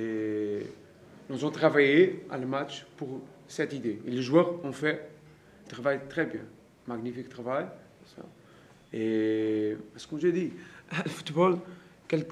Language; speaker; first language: French; non-native, learner; Portuguese